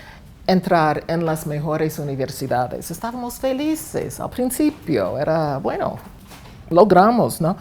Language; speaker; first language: Spanish; non-native, fluent; English